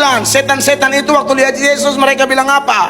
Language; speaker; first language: Indonesian; native; Indonesian